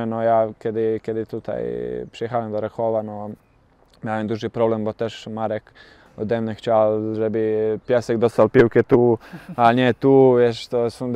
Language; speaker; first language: Polish; non-native, learner; Bosnian